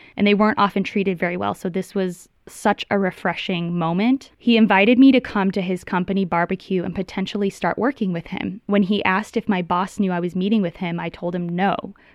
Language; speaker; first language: English; native; English